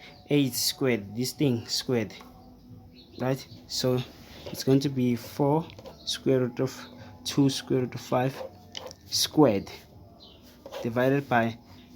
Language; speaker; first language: English; non-native, fluent; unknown